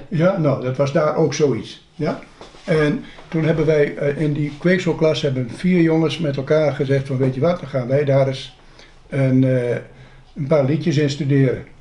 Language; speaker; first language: Dutch; native; Dutch